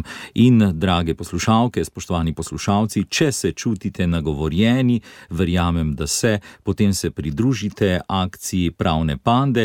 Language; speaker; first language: Slovenian; native; Slovenian